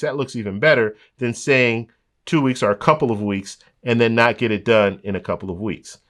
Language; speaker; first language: English; native; English